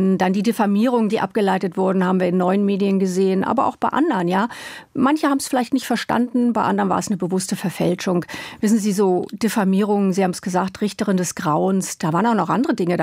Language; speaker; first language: German; native; German